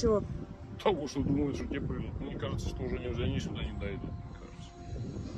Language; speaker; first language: Russian; native; Russian